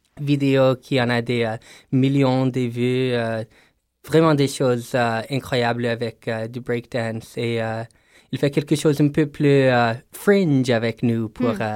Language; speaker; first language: French; non-native, local second language; English